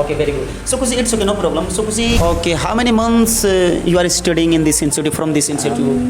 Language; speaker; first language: English; non-native, local second language; Hindi